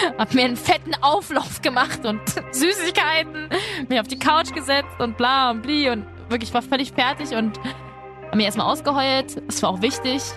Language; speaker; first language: German; early bilingual, other home language; Spanish